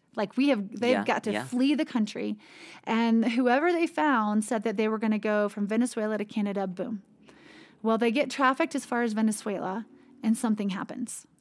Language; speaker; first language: English; native; English